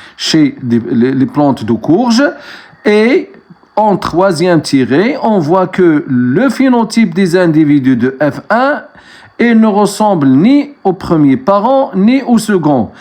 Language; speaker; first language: French; non-native, local second language; Arabic